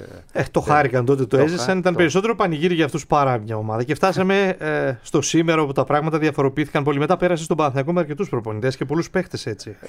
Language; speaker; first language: Greek; native; Greek